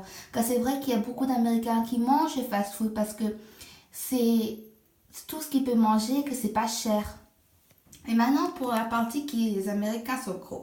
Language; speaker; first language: French; non-native, fluent; English